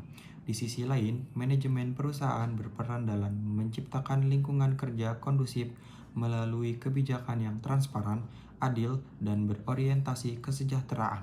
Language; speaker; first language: Indonesian; native; Indonesian